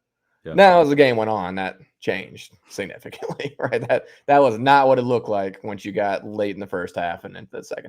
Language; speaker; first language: English; native; English